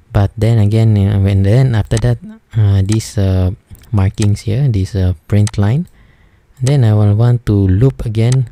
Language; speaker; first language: English; non-native, local second language; Filipino